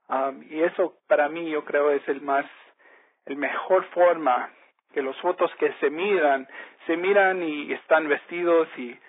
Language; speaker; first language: Spanish; early bilingual, heritage; Spanish